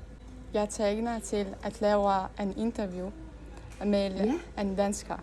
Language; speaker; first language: Danish; non-native, learner; German